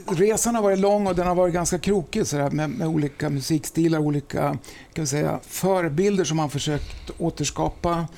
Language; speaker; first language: Swedish; native; Swedish